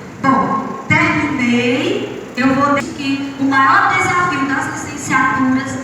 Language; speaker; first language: Portuguese; native; Portuguese